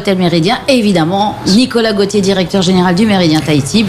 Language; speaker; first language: French; native; French